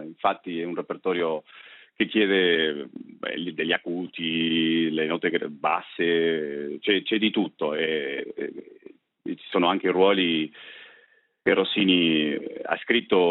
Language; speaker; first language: Italian; non-native, fluent; Spanish